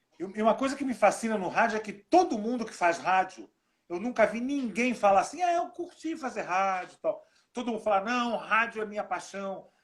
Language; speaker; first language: Portuguese; native; Portuguese